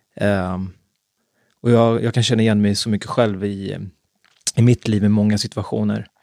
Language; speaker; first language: Swedish; native; Swedish